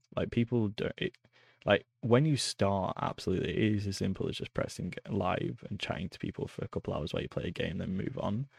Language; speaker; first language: English; native; English